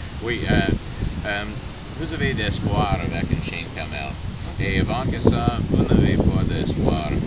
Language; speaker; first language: French; non-native, local second language; English